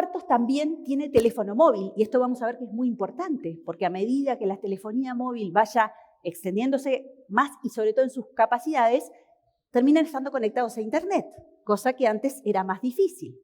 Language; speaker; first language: Spanish; native; Spanish